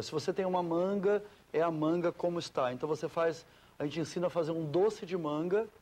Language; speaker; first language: Portuguese; native; Portuguese